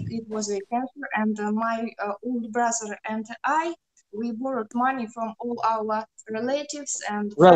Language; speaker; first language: English; non-native, learner; Russian